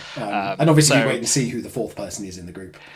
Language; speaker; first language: English; native; English